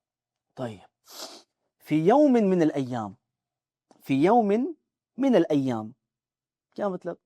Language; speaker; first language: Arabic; non-native, fluent; Urdu